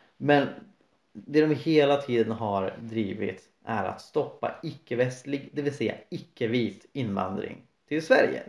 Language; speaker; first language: Swedish; native; Swedish